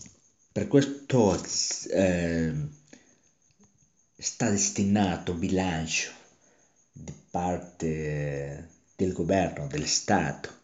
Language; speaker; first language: Italian; non-native, learner; Spanish